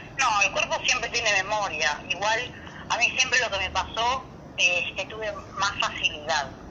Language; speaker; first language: Spanish; native; Spanish